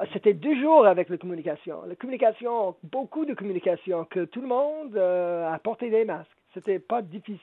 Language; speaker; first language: French; non-native, local second language; English